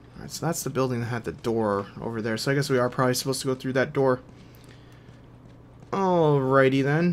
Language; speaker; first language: English; native; English